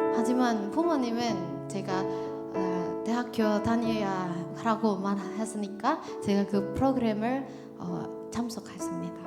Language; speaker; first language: Korean; non-native, learner; Indonesian